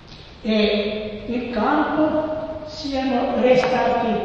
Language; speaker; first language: Italian; non-native, learner; Serbian